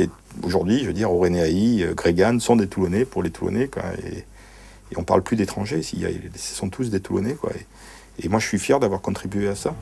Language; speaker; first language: French; native; French